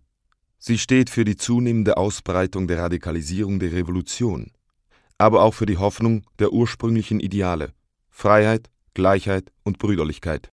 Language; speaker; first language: German; native; German